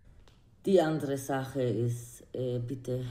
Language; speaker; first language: German; non-native, learner; Spanish